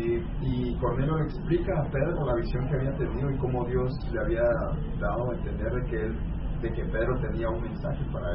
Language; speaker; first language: Spanish; native; Spanish